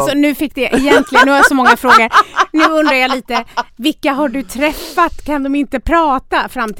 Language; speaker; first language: Swedish; native; Swedish